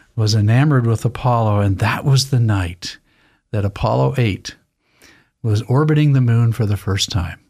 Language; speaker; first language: English; native; English